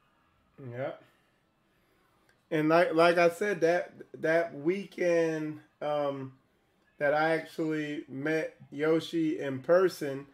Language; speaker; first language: English; native; English